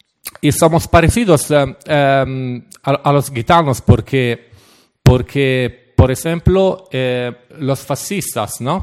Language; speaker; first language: Spanish; non-native, fluent; Italian